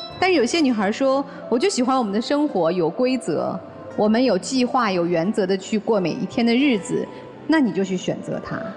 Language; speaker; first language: Chinese; native; Chinese